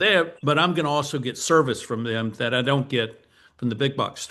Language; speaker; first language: English; native; English